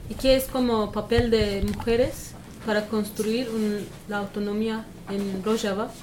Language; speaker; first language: Spanish; non-native, learner; Kurdish